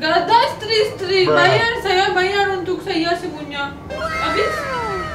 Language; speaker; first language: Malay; non-native, learner; Russian